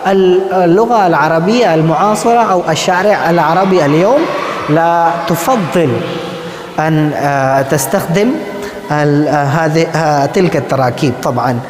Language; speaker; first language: Arabic; non-native, fluent; Urdu